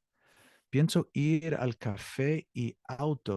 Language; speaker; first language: Spanish; non-native, fluent; English